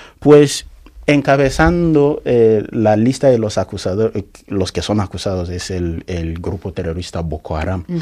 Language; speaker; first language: Spanish; non-native, fluent; Igbo